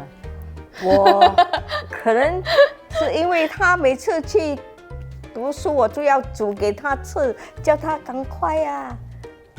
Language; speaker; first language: Chinese; native; Chinese